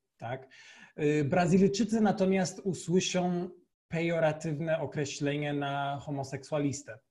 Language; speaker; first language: Polish; non-native, fluent; Portuguese